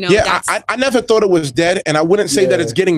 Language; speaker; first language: English; native; English